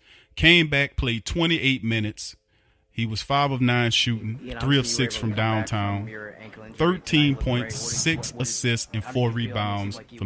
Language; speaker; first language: English; native; English